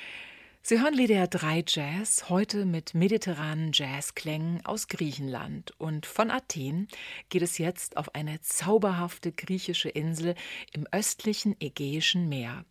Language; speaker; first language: German; native; German